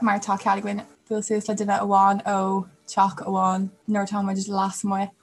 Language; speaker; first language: Irish; non-native, local second language; English